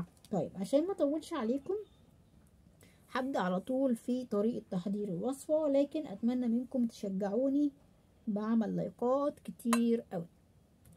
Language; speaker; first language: Arabic; native; Arabic